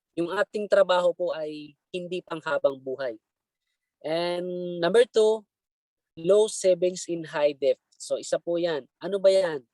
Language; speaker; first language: Filipino; non-native, local second language; Bikol